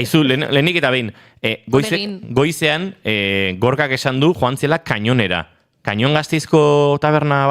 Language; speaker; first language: Basque; native; Basque